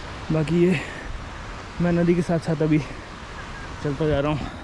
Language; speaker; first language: Hindi; native; Hindi